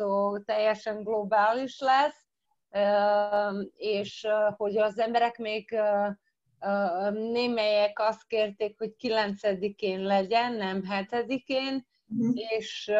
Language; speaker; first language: Hungarian; early bilingual, heritage; Croatian